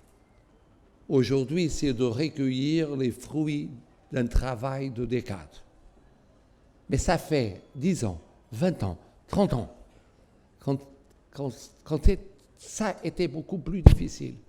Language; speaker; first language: French; non-native, fluent; Portuguese